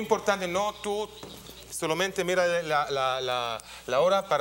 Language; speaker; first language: Spanish; non-native, learner; Hebrew